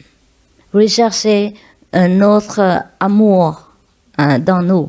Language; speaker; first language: French; non-native, learner; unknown